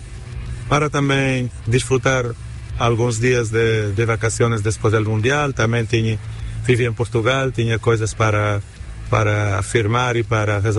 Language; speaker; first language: Spanish; non-native, learner; Portuguese